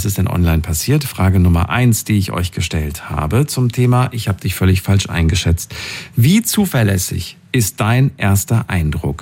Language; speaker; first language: German; native; German